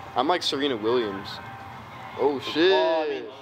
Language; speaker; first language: English; native; English